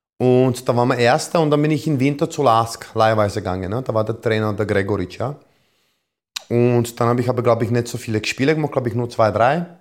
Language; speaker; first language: German; non-native, fluent; Croatian